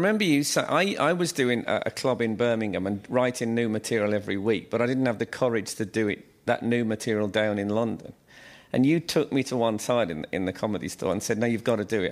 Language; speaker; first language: English; native; English